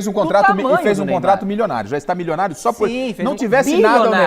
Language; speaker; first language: Portuguese; native; Portuguese